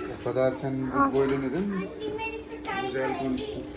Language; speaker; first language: Turkish; non-native, learner; Urdu